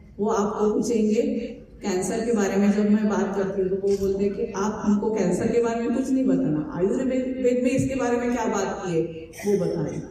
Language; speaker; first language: Hindi; non-native, local second language; Marathi